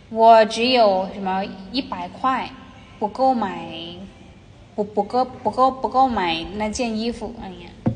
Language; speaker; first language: Chinese; non-native, fluent; Thai